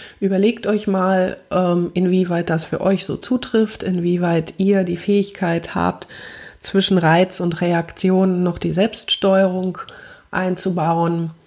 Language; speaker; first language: German; native; German